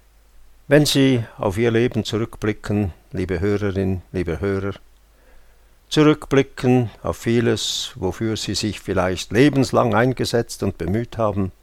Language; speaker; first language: German; native; German